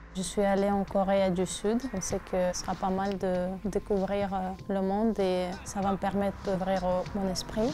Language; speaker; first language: French; non-native, fluent; Russian